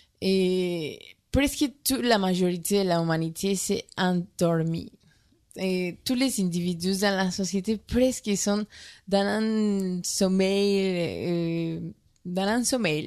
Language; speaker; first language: French; non-native, learner; Spanish